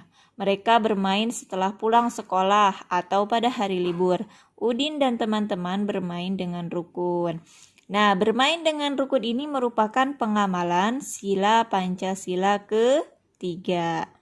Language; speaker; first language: Indonesian; native; Indonesian